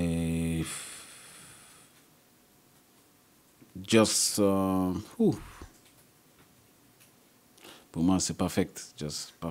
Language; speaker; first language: French; non-native, learner; English